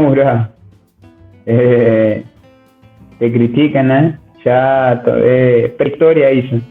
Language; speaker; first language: Portuguese; non-native, learner; Spanish